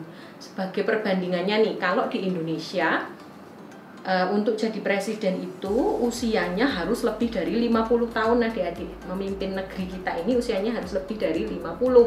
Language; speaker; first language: Indonesian; native; Indonesian